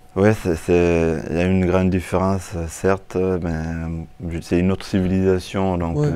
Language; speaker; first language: French; non-native, local second language; Mossi